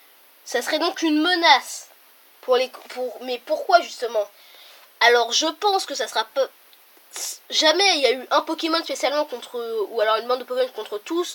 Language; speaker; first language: French; native; French